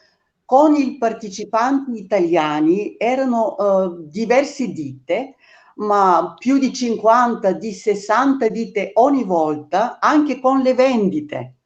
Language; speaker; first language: Italian; non-native, fluent; Bulgarian